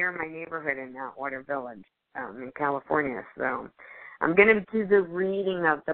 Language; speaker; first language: English; early bilingual, other home language; Spanish